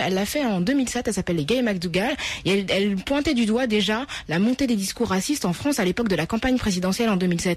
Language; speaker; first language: French; native; French